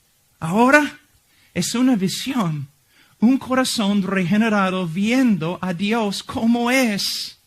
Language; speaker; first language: Spanish; non-native, fluent; English